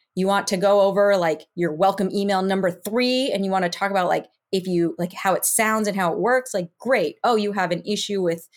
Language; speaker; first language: English; native; English